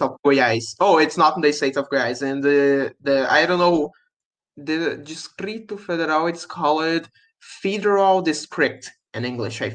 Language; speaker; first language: English; non-native, learner; Portuguese